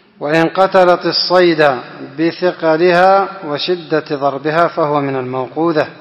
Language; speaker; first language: Arabic; non-native, fluent; Indonesian